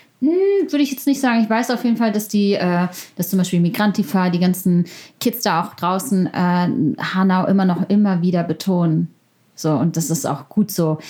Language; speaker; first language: German; early bilingual, other home language; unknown